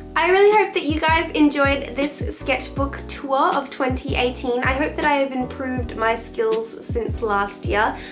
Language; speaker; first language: English; native; English